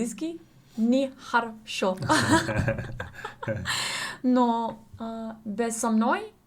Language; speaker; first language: Russian; non-native, learner; English